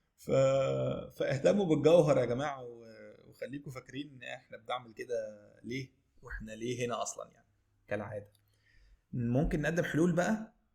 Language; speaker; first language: Egyptian Arabic; native; Egyptian Arabic